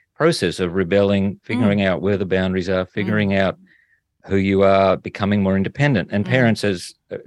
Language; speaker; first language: English; native; English